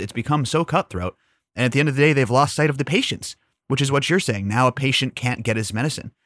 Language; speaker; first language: English; native; English